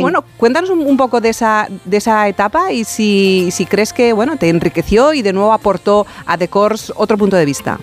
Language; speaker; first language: Spanish; native; Spanish